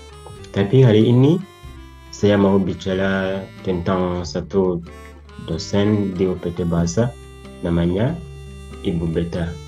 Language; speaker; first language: Indonesian; non-native, learner; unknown